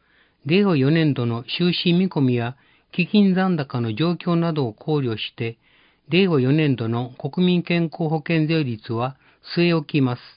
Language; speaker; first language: Japanese; native; Japanese